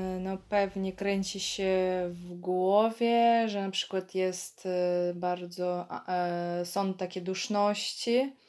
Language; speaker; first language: Polish; non-native, fluent; Russian